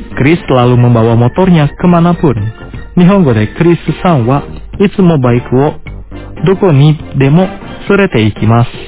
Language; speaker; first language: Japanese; non-native, fluent; Indonesian